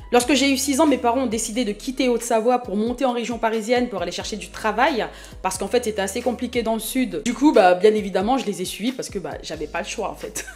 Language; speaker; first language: French; early bilingual, other home language; Haitian Creole